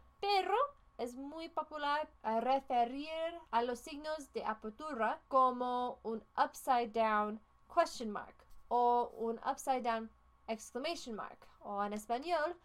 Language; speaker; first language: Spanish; non-native, fluent; English